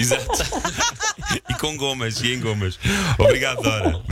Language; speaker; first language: Portuguese; native; Portuguese